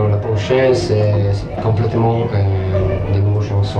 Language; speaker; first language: French; non-native, learner; Italian